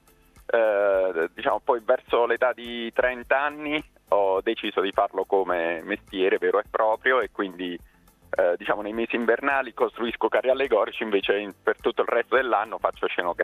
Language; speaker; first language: Italian; native; Italian